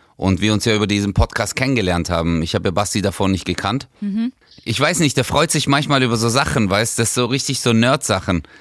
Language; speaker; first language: German; early bilingual, other home language; Turkish